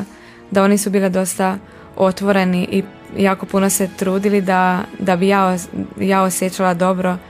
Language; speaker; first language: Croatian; non-native, local second language; Hungarian